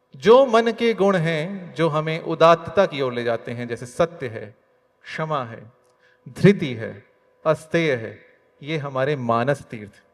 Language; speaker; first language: Hindi; native; Hindi